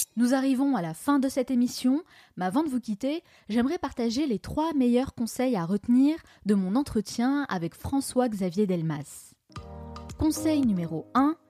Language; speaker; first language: French; native; French